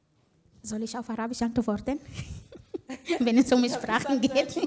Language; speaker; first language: German; non-native, fluent; Arabic